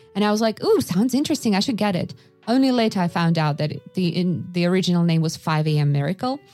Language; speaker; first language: English; non-native, fluent; Russian